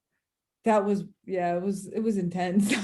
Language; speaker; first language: English; native; English